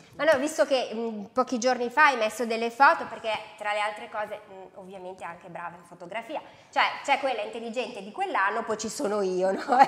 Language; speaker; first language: Italian; native; Italian